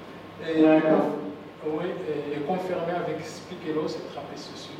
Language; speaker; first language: French; non-native, local second language; Arabic